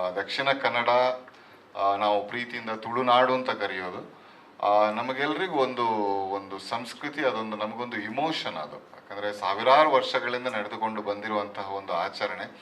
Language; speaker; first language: Kannada; non-native, local second language; Tulu